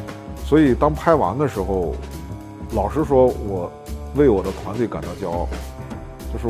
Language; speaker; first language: Chinese; native; Chinese